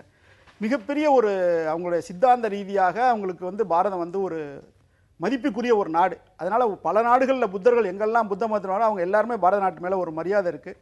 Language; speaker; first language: Tamil; native; Tamil